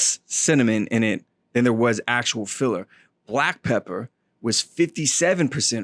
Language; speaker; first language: English; native; English